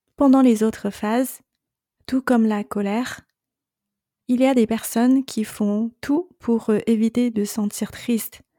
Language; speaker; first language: French; non-native, fluent; Chinese